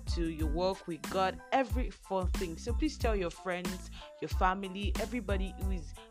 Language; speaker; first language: English; non-native, local second language; Yoruba